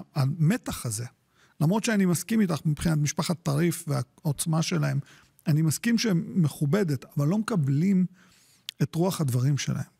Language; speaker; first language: Hebrew; native; Hebrew